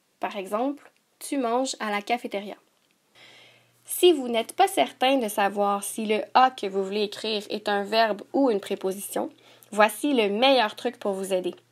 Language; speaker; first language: French; native; French